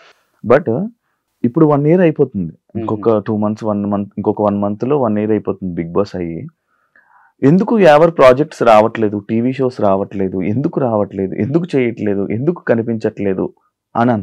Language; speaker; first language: Telugu; native; Telugu